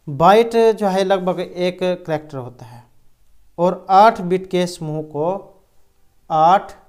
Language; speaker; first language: Hindi; native; Hindi